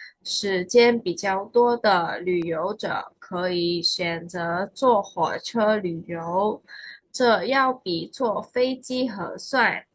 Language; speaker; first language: Chinese; non-native, fluent; Khmer